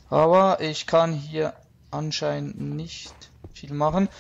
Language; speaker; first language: German; native; German